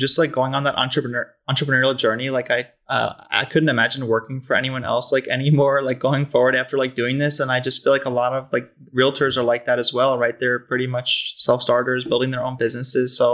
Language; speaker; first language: English; native; English